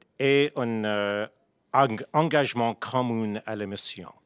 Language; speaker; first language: French; non-native, local second language; English